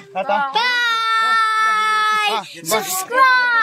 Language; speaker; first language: English; native; English